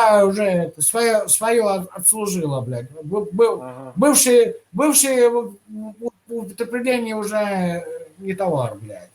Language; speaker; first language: Russian; native; Russian